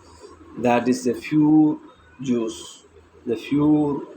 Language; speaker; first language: English; non-native, local second language; Tamil